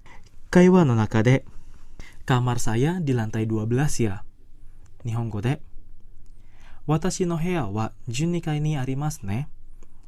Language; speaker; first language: Japanese; non-native, fluent; Indonesian